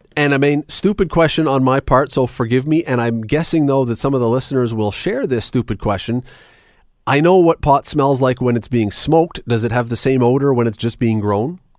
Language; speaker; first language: English; native; English